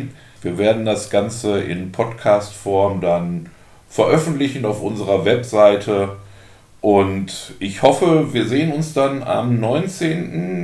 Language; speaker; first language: German; native; German